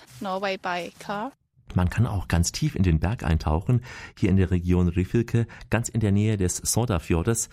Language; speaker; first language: German; native; German